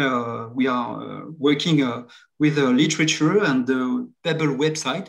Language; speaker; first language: English; non-native, fluent; French